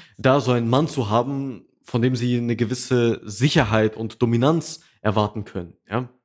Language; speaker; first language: German; early bilingual, other home language; Russian